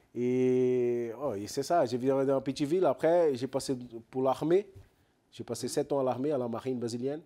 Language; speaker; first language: French; non-native, learner; Portuguese